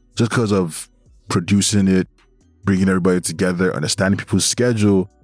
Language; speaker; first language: English; non-native, local second language; Yoruba